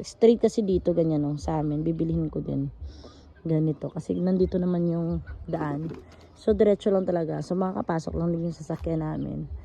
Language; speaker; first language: Filipino; non-native, local second language; Cebuano